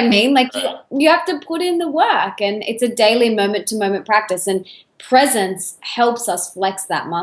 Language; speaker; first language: English; native; English